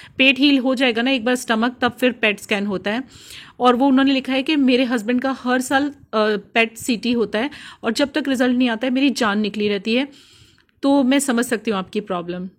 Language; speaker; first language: Hindi; native; Hindi